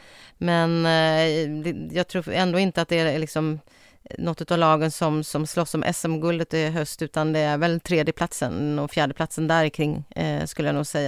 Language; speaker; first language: Swedish; native; Swedish